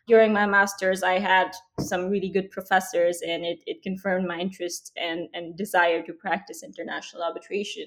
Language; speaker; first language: English; non-native, local second language; Hindi